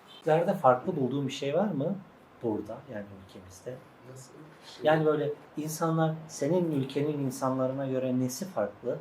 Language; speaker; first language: Turkish; native; Turkish